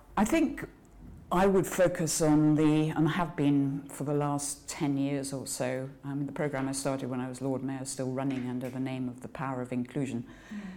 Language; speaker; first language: English; native; English